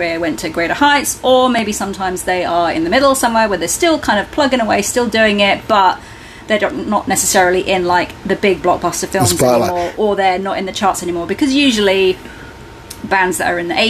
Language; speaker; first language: English; native; English